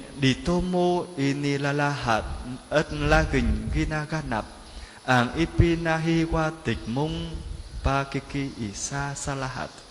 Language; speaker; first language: Filipino; non-native, learner; Vietnamese